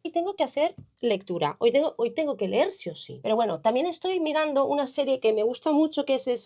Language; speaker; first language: Spanish; native; Spanish